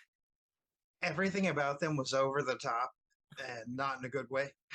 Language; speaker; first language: English; native; English